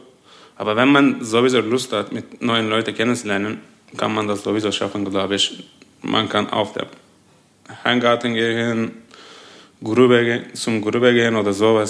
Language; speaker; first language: German; non-native, fluent; Turkish